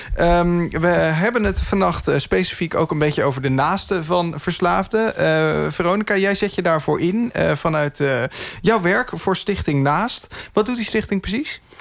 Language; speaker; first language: Dutch; native; Dutch